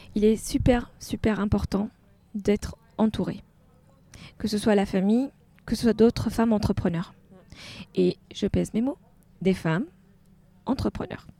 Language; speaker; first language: French; non-native, local second language; Arabic